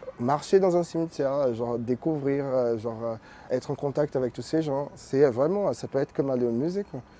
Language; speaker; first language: French; non-native, fluent; Portuguese